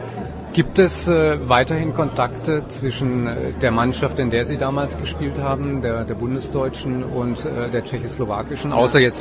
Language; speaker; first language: German; native; German